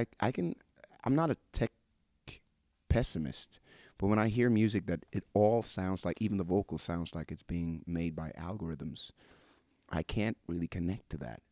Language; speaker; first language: English; non-native, fluent; Norwegian